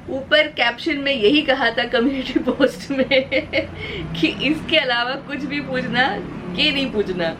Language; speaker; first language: Hindi; native; Hindi